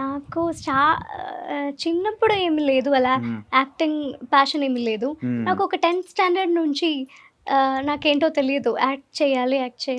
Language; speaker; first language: Telugu; non-native, learner; Malayalam